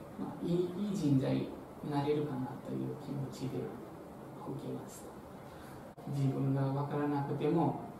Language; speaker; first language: Japanese; non-native, fluent; Nepali